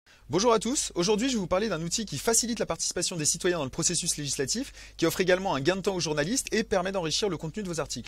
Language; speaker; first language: French; native; French